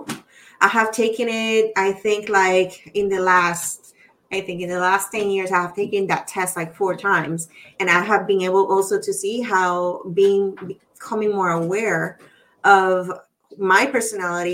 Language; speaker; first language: English; non-native, fluent; Spanish